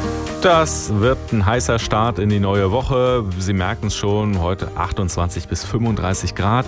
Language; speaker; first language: German; native; German